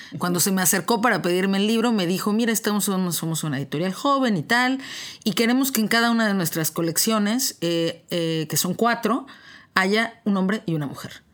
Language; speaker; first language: Spanish; native; Spanish